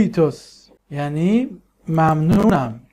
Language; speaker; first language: Persian; native; Persian